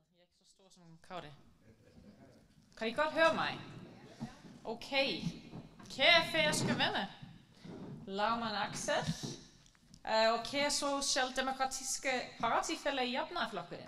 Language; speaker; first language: Danish; non-native, fluent; Icelandic